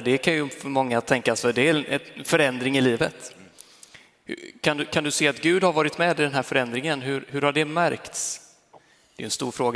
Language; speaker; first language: Swedish; native; Swedish